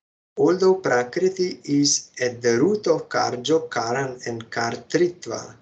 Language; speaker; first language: English; non-native, fluent; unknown